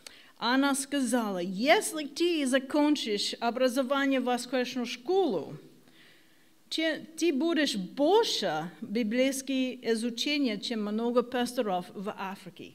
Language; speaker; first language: Russian; non-native, learner; English